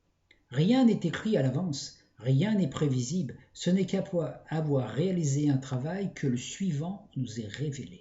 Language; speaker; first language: French; native; French